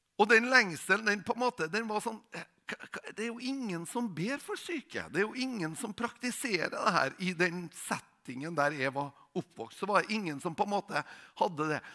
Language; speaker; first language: Norwegian; native; Norwegian